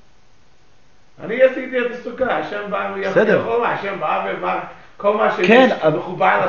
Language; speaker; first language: Hebrew; non-native, learner; English